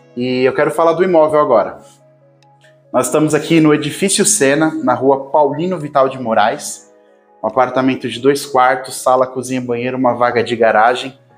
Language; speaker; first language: Portuguese; native; Portuguese